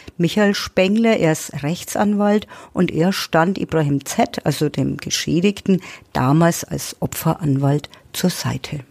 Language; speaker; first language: German; native; German